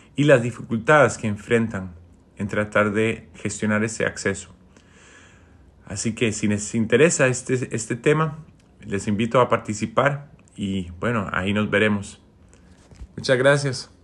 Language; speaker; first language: Spanish; non-native, fluent; Dutch